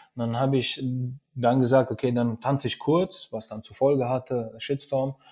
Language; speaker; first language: German; early bilingual, other home language; Russian